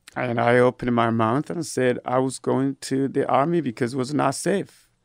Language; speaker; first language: English; non-native, fluent; Rundi